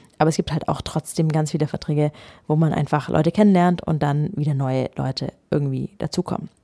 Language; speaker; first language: German; native; German